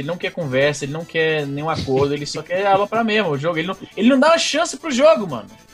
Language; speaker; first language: Portuguese; early bilingual, heritage; Portuguese